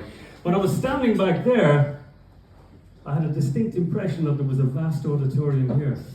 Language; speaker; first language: English; native; English